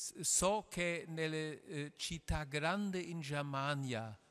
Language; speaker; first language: Italian; non-native, learner; German